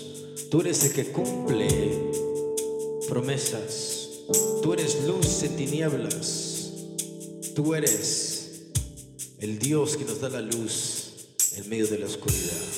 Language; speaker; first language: Spanish; native; Spanish